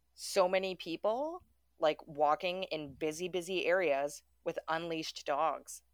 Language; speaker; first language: English; early bilingual, other home language; German